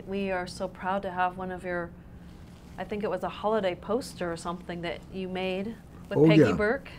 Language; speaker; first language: English; native; English